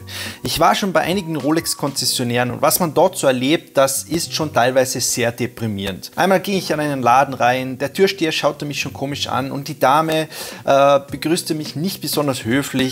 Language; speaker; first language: German; native; German